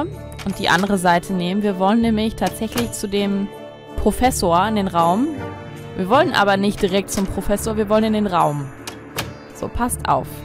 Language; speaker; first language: German; native; German